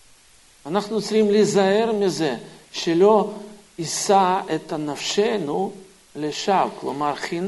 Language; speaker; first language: Hebrew; non-native, fluent; Russian